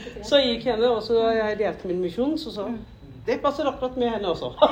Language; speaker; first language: Norwegian; non-native, learner; Tamil